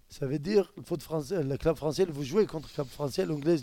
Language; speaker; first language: French; non-native, learner; Arabic